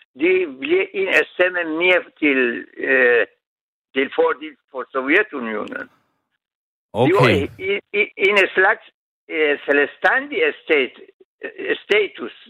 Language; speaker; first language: Danish; non-native, learner; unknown